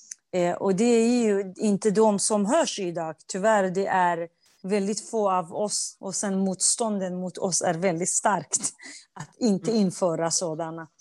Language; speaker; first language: Swedish; non-native, fluent; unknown